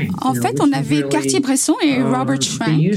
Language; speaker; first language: French; non-native, learner; English